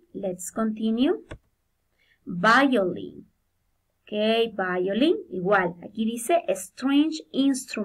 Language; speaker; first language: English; non-native, fluent; Spanish